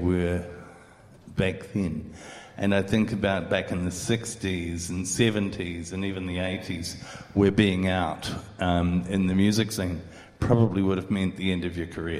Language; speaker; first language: English; native; English